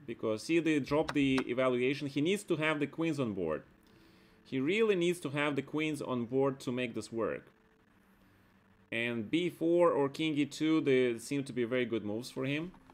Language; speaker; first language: English; non-native, fluent; Russian